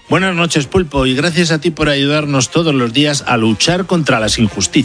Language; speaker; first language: Spanish; native; Spanish